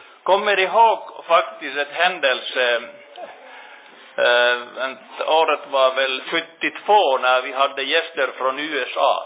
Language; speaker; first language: Swedish; non-native, local second language; Finnish